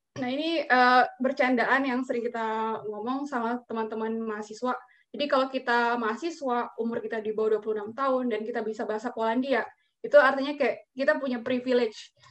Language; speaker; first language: Indonesian; native; Indonesian